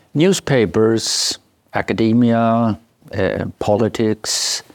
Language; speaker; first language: English; non-native, fluent; Swedish